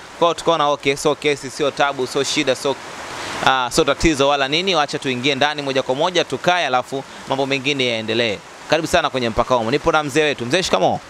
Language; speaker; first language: Swahili; native; Swahili